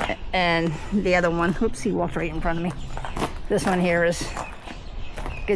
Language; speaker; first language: English; native; English